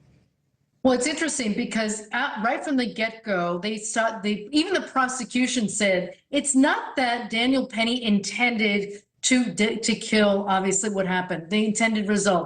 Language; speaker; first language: English; native; English